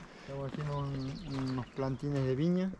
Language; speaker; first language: Spanish; native; Spanish